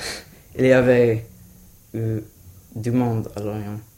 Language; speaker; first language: French; non-native, learner; English